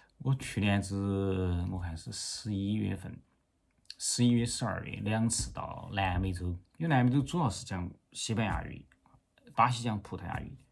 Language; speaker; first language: Chinese; native; Chinese